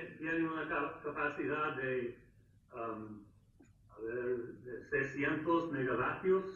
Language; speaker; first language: Spanish; non-native, fluent; English